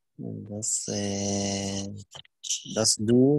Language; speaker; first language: German; non-native, learner; Arabic